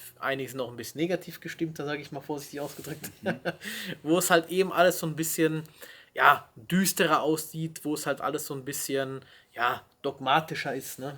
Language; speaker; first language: German; native; German